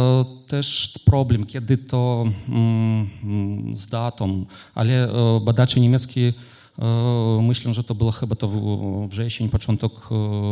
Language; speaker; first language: Polish; non-native, fluent; Ukrainian